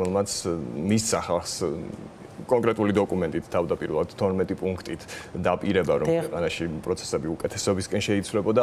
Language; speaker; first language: Georgian; native; Georgian